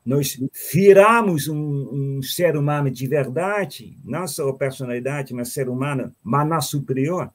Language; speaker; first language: Portuguese; non-native, fluent; Dutch